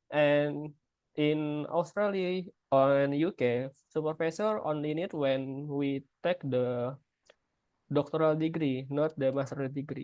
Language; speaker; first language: English; non-native, learner; Indonesian